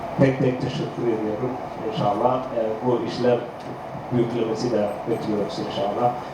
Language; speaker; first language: Turkish; non-native, learner; Somali